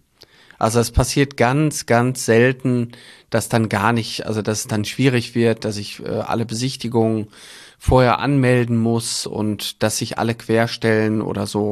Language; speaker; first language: German; native; German